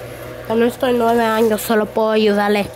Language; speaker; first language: Spanish; early bilingual, heritage; Spanish